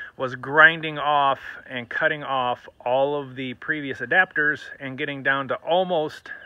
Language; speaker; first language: English; native; English